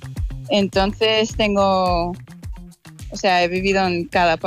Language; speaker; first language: Spanish; non-native, fluent; English